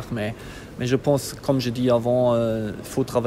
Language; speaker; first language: French; non-native, fluent; German